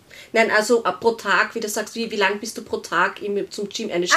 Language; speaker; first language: German; native; German